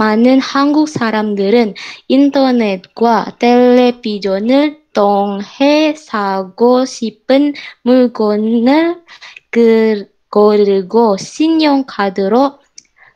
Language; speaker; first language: Korean; non-native, learner; Indonesian